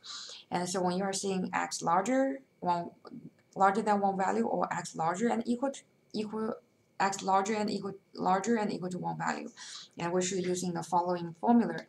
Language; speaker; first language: English; non-native, fluent; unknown